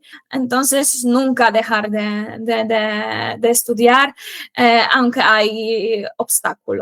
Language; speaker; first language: Spanish; non-native, fluent; Polish